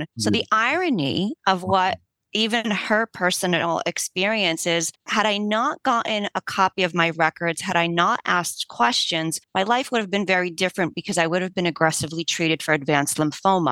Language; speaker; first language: English; early bilingual, other home language; Polish